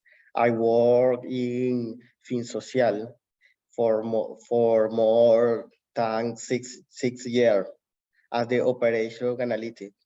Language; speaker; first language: English; non-native, learner; Spanish